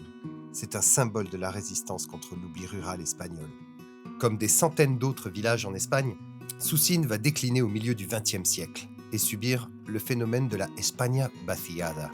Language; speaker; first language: French; native; French